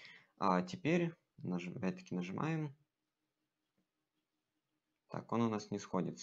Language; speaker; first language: Russian; native; Russian